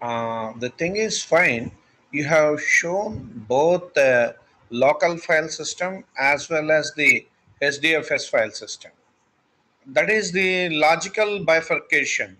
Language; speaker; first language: English; non-native, local second language; Telugu